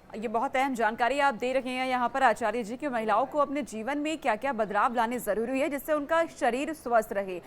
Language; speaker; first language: Hindi; native; Hindi